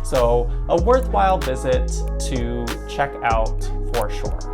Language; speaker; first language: English; native; English